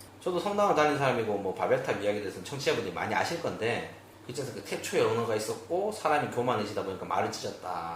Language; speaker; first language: Korean; native; Korean